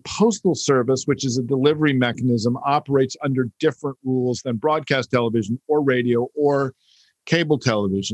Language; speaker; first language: English; native; English